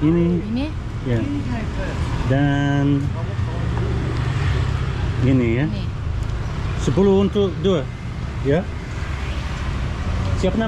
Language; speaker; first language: Indonesian; non-native, learner; English